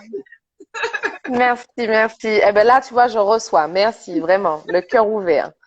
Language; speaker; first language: French; native; French